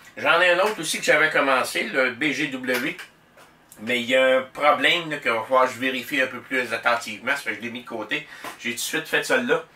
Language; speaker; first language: French; native; French